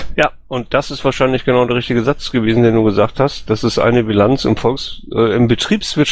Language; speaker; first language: German; native; German